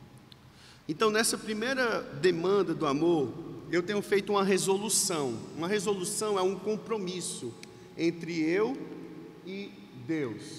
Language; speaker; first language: Portuguese; native; Portuguese